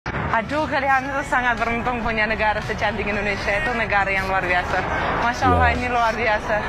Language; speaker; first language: Indonesian; non-native, fluent; Russian